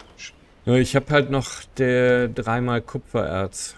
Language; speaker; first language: German; native; German